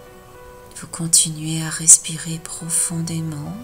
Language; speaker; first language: French; native; French